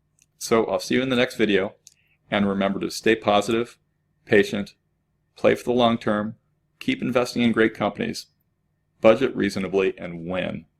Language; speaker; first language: English; native; English